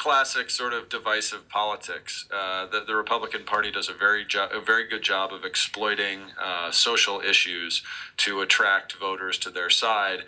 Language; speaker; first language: English; native; English